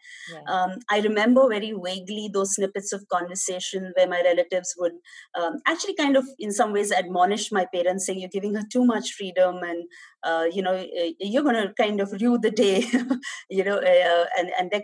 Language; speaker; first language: English; non-native, local second language; Hindi